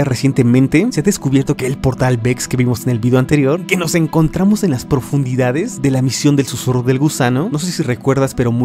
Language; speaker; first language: Spanish; native; Spanish